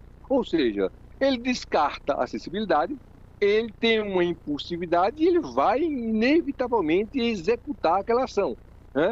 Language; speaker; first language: Portuguese; native; Portuguese